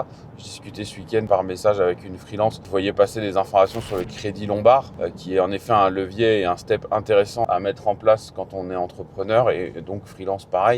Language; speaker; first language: French; native; French